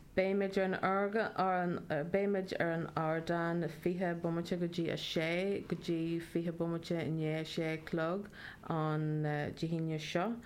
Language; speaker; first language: Irish; non-native, local second language; English